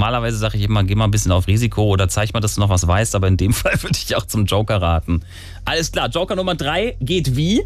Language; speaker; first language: German; native; German